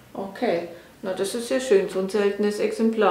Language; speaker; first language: German; native; German